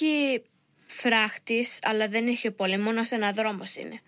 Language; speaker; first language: Greek; early bilingual, heritage; Greek